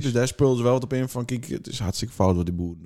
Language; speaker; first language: Dutch; native; Dutch